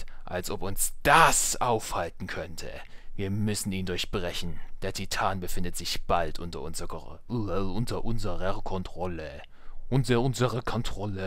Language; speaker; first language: German; native; German